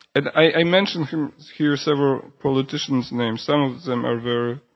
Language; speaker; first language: English; non-native, fluent; Polish